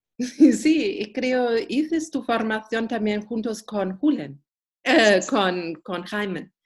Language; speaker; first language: Spanish; non-native, learner; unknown